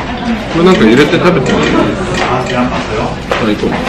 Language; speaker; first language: Japanese; non-native, fluent; Korean